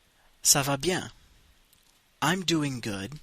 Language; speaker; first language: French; non-native, fluent; English